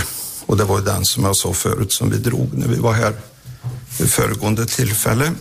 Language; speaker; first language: Swedish; native; Swedish